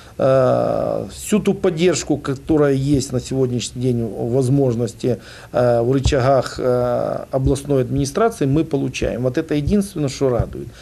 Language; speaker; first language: Russian; native; Russian